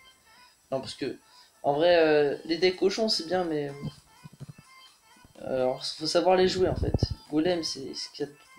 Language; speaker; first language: French; native; French